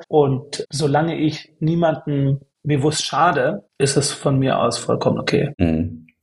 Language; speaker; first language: German; native; German